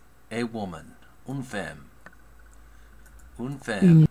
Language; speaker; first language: French; non-native, learner; English